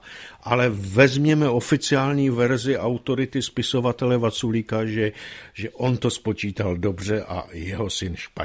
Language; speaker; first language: Czech; native; Czech